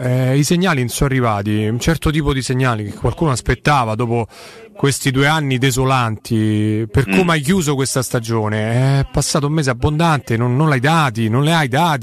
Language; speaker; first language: Italian; native; Italian